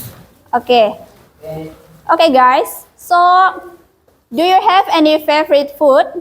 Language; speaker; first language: English; non-native, fluent; Indonesian